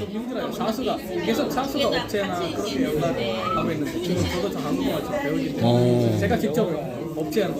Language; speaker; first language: Korean; non-native, learner; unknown